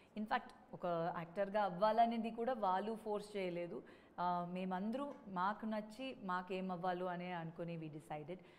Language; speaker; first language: Telugu; non-native, local second language; Tamil